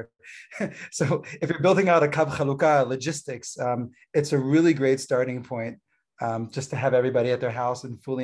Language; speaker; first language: English; native; English